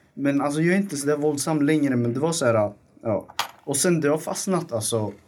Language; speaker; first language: Swedish; early bilingual, other home language; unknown